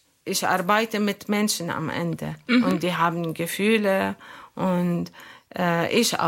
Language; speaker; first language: German; non-native, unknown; Arabic